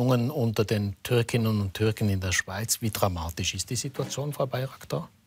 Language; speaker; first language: German; native; German